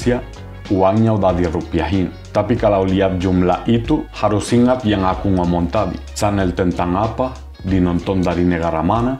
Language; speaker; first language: Indonesian; non-native, fluent; Spanish